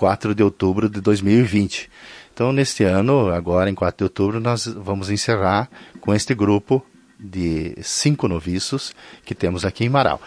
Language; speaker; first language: Portuguese; native; Portuguese